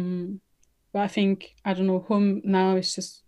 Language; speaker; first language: English; non-native, fluent; French